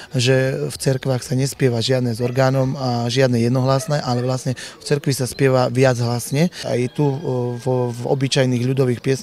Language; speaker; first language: Slovak; non-native, local second language; Rusyn